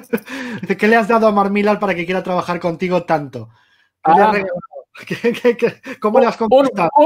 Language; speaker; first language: Spanish; native; Spanish